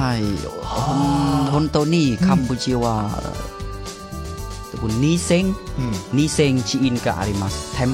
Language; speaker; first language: Japanese; non-native, learner; Khmer